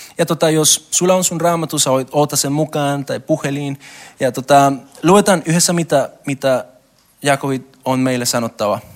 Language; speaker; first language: Finnish; non-native, learner; Spanish